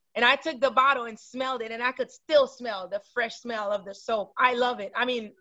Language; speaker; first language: English; non-native, fluent; Haitian Creole